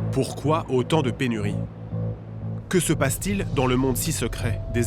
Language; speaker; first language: French; native; French